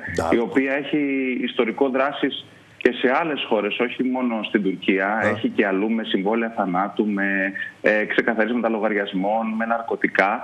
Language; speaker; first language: Greek; native; Greek